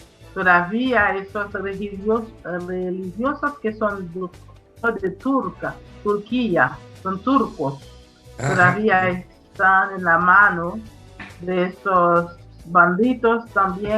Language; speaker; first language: Spanish; non-native, fluent; Haitian Creole